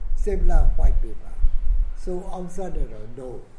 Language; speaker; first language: English; non-native, fluent; Burmese